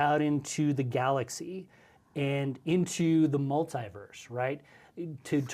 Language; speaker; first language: English; native; English